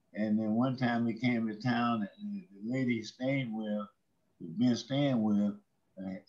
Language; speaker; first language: English; native; English